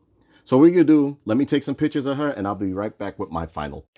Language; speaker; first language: English; native; English